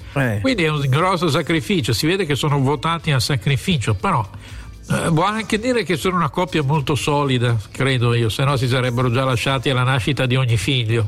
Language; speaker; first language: Italian; native; Italian